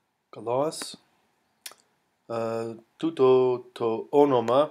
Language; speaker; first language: Greek; non-native, fluent; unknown